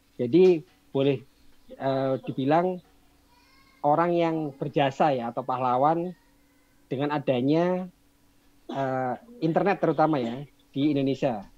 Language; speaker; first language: Indonesian; native; Indonesian